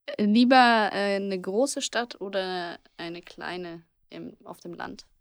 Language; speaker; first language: German; native; German